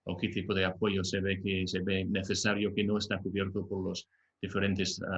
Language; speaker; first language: Spanish; non-native, fluent; English